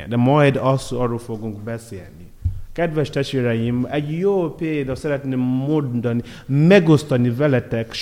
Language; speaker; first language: Hungarian; non-native, learner; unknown